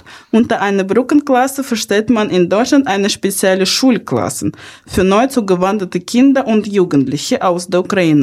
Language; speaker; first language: German; non-native, fluent; Ukrainian